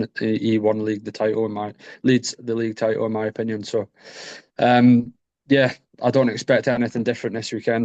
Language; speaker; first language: English; native; English